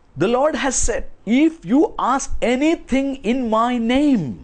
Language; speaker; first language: English; non-native, local second language; Kannada